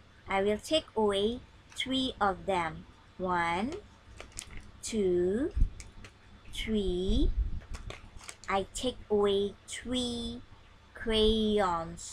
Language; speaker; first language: English; non-native, fluent; Indonesian